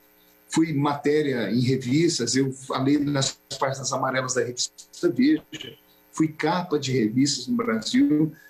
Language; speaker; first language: Portuguese; native; Portuguese